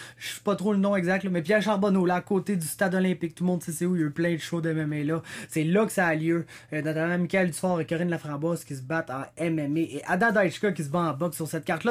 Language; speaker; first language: French; native; French